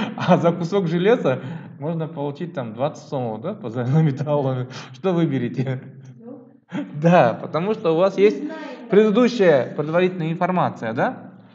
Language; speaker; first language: Russian; non-native, local second language; Kyrgyz